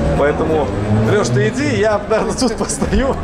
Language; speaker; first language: Russian; native; Russian